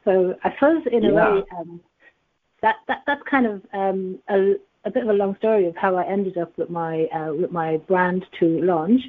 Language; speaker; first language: English; native; English